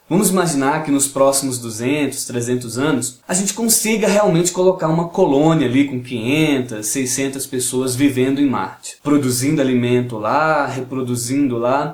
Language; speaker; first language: Portuguese; native; Portuguese